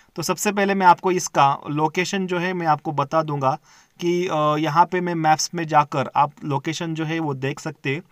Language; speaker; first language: Hindi; non-native, local second language; Marathi